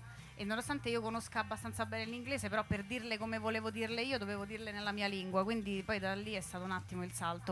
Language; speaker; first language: Italian; native; Italian